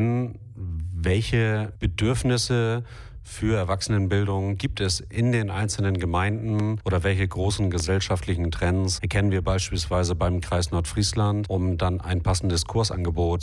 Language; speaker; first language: German; native; German